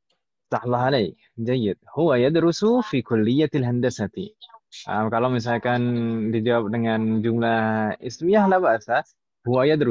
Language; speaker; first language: Arabic; non-native, fluent; Indonesian